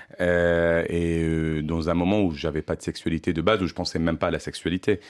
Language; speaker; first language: French; non-native, local second language; Arabic